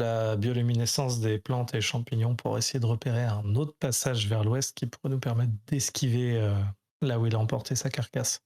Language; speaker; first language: French; native; French